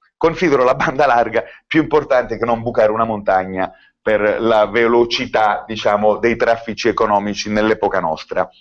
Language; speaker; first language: Italian; native; Italian